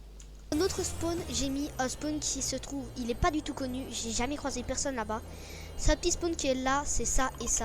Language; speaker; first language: French; native; French